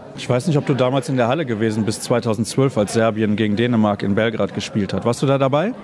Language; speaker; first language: German; native; German